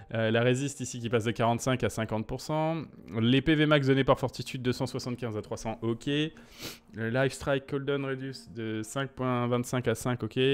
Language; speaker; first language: French; native; French